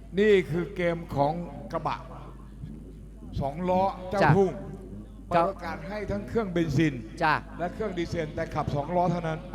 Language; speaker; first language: Thai; native; Thai